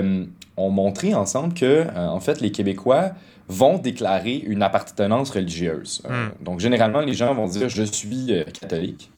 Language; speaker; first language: French; native; French